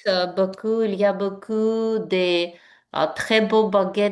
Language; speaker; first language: French; non-native, learner; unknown